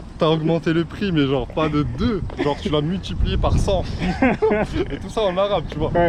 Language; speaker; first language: French; non-native, local second language; Arabic